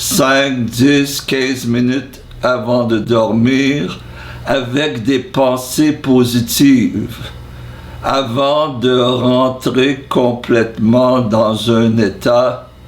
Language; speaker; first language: French; non-native, fluent; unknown